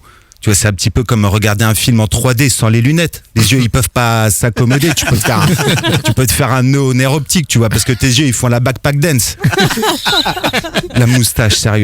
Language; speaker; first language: French; native; French